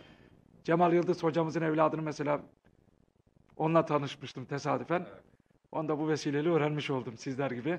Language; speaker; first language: Turkish; native; Turkish